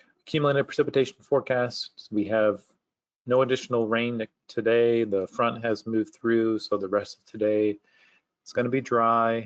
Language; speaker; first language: English; native; English